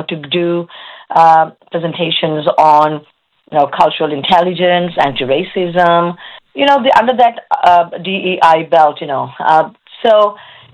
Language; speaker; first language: English; non-native, local second language; Bangla